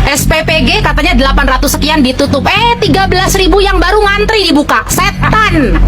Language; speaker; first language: Indonesian; native; Indonesian